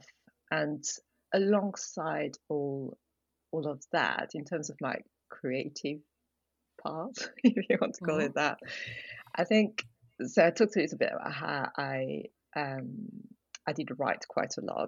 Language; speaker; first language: English; non-native, fluent; French